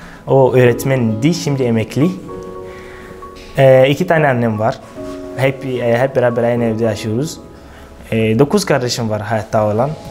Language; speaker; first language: Turkish; non-native, fluent; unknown